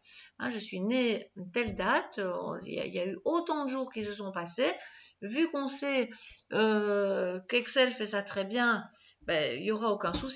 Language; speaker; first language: French; native; French